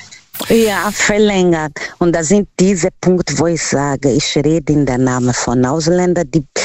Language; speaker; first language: German; non-native, learner; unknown